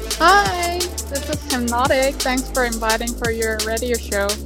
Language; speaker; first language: English; non-native, learner; Korean